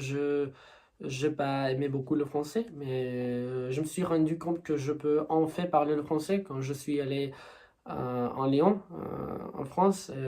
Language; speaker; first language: French; non-native, learner; Spanish